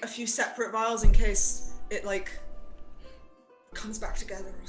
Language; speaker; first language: English; native; English